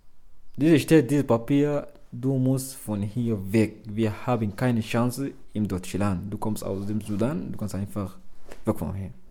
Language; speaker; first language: German; non-native, learner; Arabic